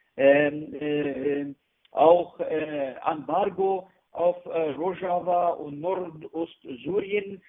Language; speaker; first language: German; non-native, learner; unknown